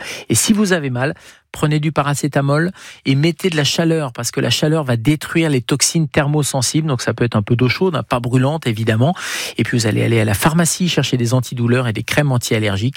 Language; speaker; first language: French; native; French